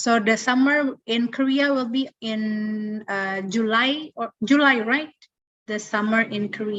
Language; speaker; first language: English; non-native, fluent; Indonesian